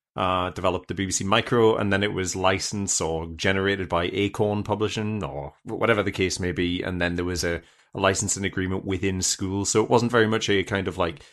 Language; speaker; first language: English; native; English